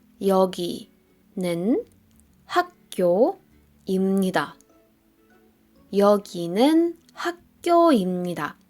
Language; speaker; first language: Korean; non-native, fluent; Polish